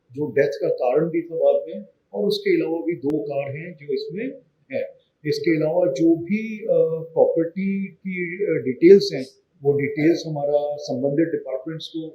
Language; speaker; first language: Hindi; non-native, local second language; Marathi